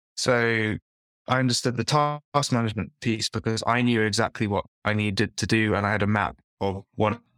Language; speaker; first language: English; native; English